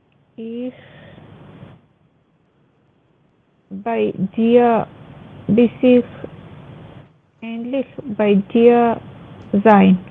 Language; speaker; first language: German; non-native, learner; Macedonian